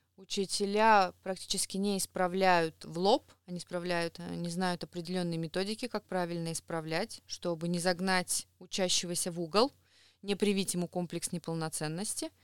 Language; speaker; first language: Russian; native; Russian